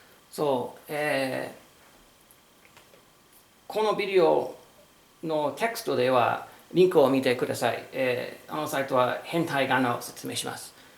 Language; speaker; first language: Japanese; non-native, learner; English